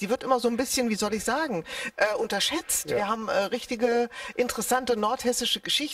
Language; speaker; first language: German; native; German